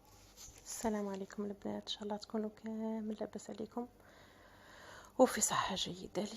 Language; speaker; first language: Arabic; native; Arabic